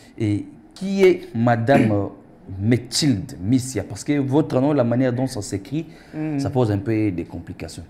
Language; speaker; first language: French; non-native, local second language; Lingala